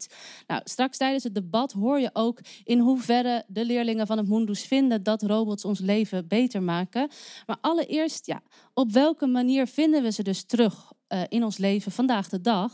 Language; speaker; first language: Dutch; native; Dutch